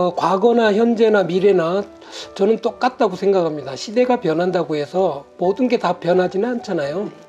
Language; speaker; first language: Korean; native; Korean